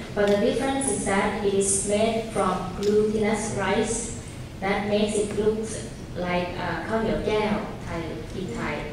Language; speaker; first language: English; non-native, fluent; Thai